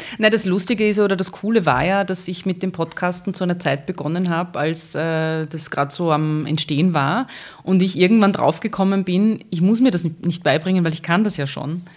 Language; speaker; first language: German; native; German